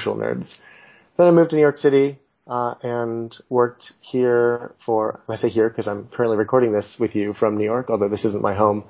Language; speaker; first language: English; native; English